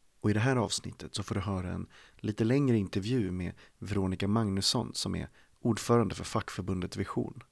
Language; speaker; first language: Swedish; native; Swedish